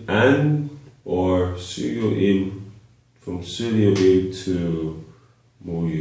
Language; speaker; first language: Korean; non-native, learner; English